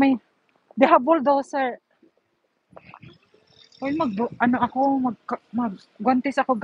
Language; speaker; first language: English; non-native, learner; Filipino